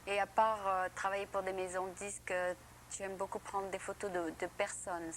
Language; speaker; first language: French; native; French